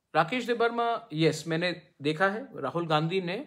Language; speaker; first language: Hindi; non-native, local second language; Bangla